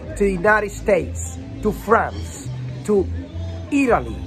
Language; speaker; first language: English; non-native, fluent; Spanish